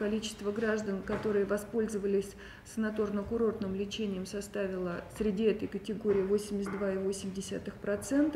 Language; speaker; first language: Russian; native; Russian